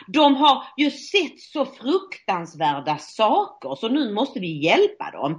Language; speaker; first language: Swedish; native; Swedish